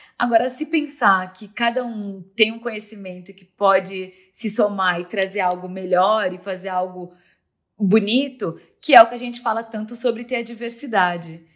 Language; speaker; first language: Portuguese; native; Portuguese